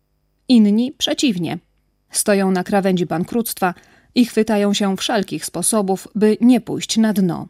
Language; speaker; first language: Polish; native; Polish